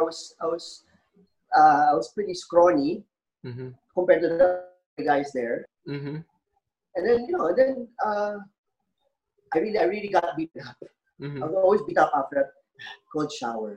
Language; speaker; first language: English; non-native, local second language; Filipino